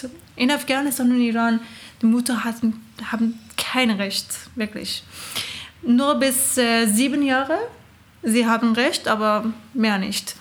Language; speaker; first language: German; non-native, learner; Persian